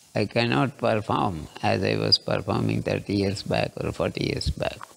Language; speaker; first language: English; non-native, local second language; Kannada